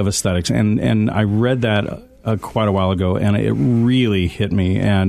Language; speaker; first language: English; native; English